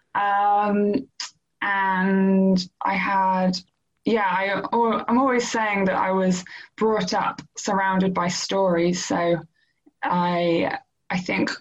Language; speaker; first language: English; native; English